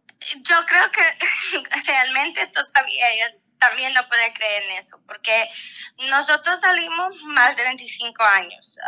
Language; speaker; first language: Spanish; non-native, fluent; Russian